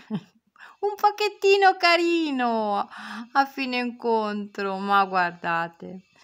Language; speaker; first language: Italian; native; Italian